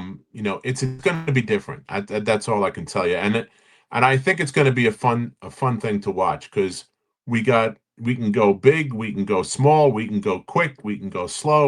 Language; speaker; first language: English; native; English